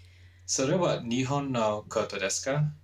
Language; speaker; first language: Japanese; non-native, learner; English